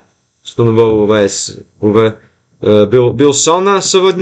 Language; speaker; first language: Russian; non-native, learner; English